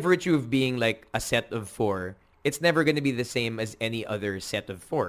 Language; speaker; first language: English; non-native, local second language; Filipino